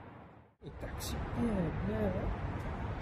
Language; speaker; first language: French; non-native, local second language; Morisyen